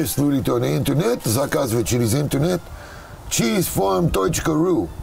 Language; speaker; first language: Russian; non-native, learner; English